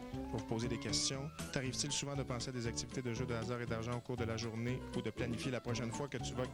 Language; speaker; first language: French; native; French